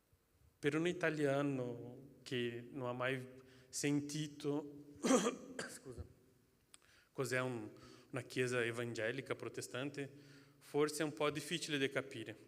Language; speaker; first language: Italian; non-native, fluent; Portuguese